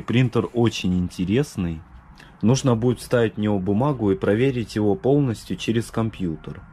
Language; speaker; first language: Russian; native; Russian